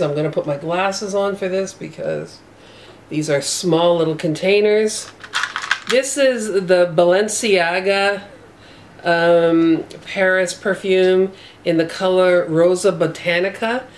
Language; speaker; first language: English; native; English